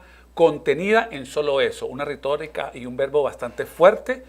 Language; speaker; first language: Spanish; native; Spanish